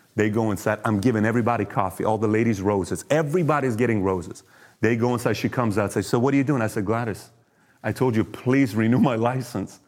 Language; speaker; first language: English; early bilingual, other home language; Persian